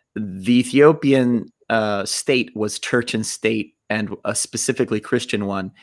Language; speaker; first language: English; native; English